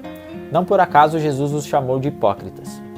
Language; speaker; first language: Portuguese; native; Portuguese